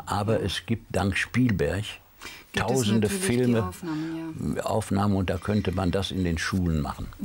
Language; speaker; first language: German; native; German